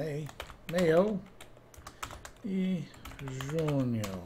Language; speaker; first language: Spanish; non-native, learner; English